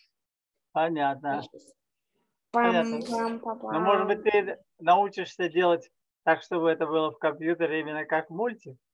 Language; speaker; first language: Russian; native; Russian